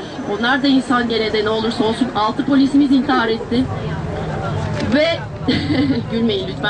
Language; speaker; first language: Turkish; native; Turkish